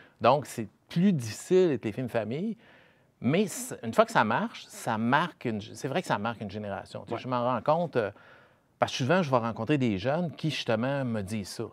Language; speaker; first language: French; native; French